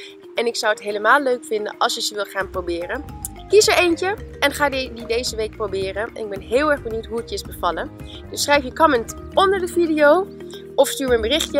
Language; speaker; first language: Dutch; native; Dutch